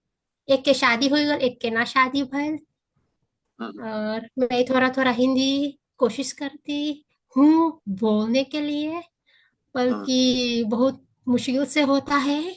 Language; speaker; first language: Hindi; early bilingual, heritage; Caribbean Hindustani